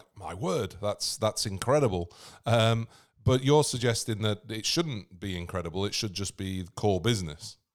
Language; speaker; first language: English; native; English